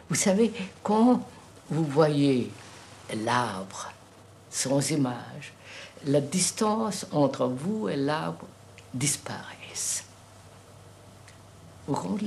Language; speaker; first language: French; non-native, fluent; Telugu